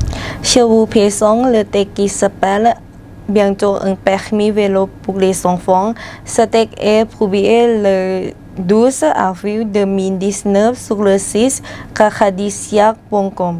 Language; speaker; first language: French; non-native, learner; Thai